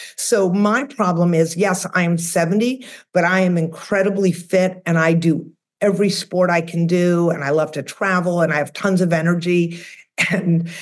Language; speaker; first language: English; native; English